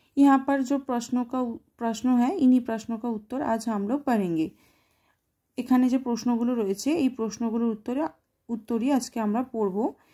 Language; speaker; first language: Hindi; non-native, local second language; Bangla